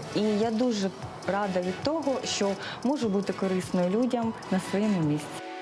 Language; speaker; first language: Ukrainian; native; Ukrainian